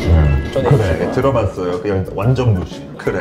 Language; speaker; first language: Korean; non-native, fluent; English